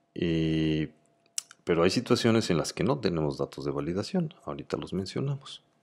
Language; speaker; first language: Spanish; native; Spanish